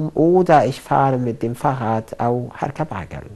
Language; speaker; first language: German; non-native, fluent; Arabic